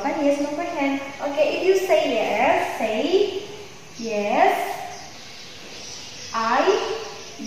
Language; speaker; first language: English; non-native, learner; Indonesian